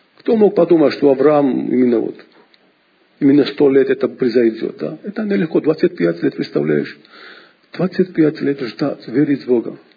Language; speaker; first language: Russian; non-native, local second language; Georgian